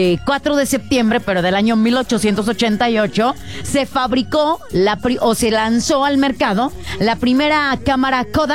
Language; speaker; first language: Spanish; native; Spanish